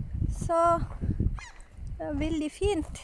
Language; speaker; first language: Norwegian; non-native, learner; Filipino